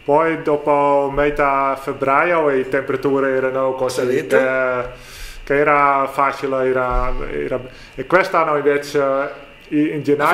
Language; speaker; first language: Italian; non-native, learner; Dutch